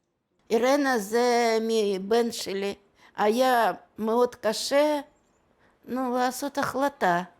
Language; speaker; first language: Hebrew; non-native, learner; Russian